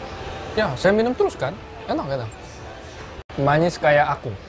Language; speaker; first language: Indonesian; non-native, fluent; Korean